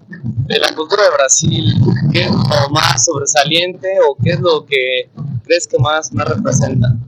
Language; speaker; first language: Spanish; non-native, fluent; Portuguese